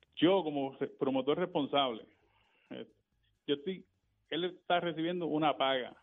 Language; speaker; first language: Spanish; native; Spanish